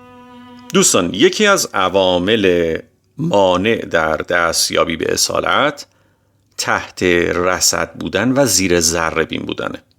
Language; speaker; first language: Persian; native; Persian